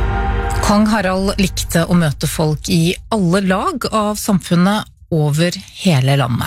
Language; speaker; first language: Norwegian; native; Norwegian